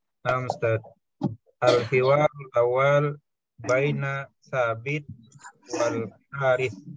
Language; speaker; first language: Arabic; non-native, learner; Indonesian